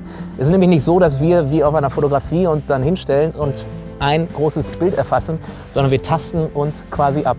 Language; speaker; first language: German; native; German